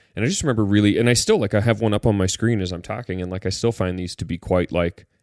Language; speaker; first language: English; native; English